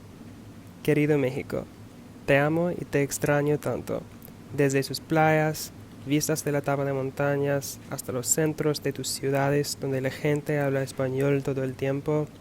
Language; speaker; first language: Spanish; non-native, learner; English